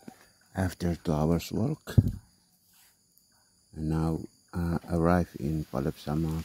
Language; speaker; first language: English; non-native, learner; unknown